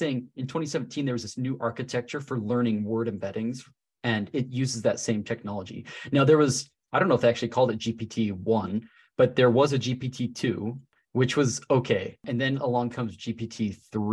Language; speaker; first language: English; native; English